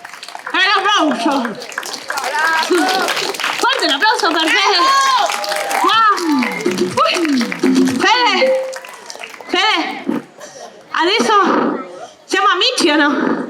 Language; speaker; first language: Italian; non-native, learner; Spanish